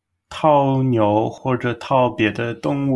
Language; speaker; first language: Chinese; non-native, learner; English